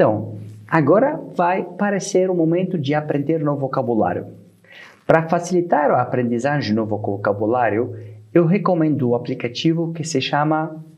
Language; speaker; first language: Portuguese; non-native, fluent; Arabic